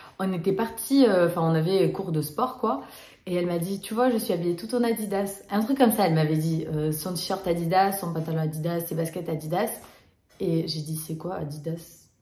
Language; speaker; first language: French; early bilingual, other home language; Romanian